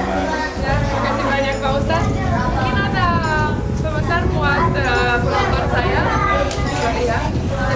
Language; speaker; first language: Indonesian; non-native, fluent; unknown